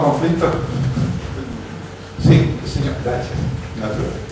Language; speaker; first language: Spanish; non-native, learner; Italian